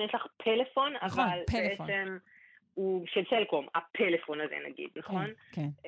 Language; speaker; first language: Hebrew; native; Hebrew